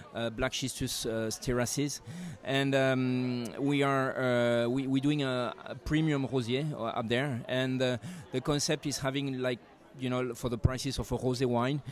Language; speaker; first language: English; non-native, fluent; French